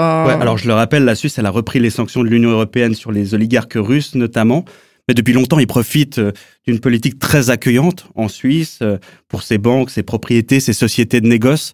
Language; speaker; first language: French; native; French